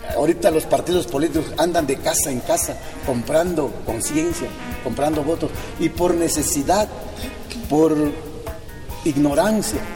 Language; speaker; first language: Spanish; non-native, local second language; Zapotec